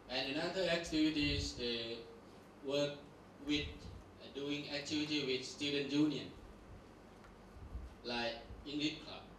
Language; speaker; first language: English; non-native, learner; Thai